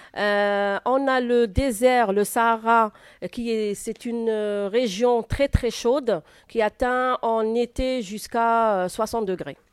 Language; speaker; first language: French; non-native, local second language; Arabic